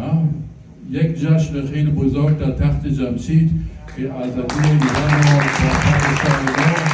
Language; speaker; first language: Persian; non-native, fluent; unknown